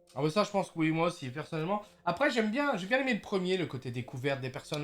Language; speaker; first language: French; native; French